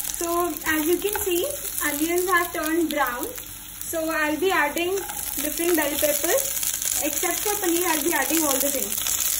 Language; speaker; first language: English; non-native, local second language; Hindi